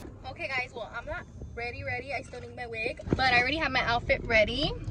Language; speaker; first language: English; early bilingual, other home language; Spanish